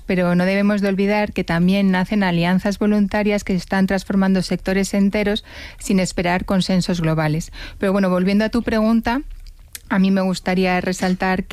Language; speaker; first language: Spanish; native; Spanish